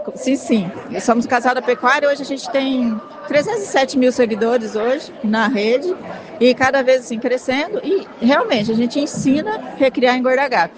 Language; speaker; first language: Portuguese; native; Portuguese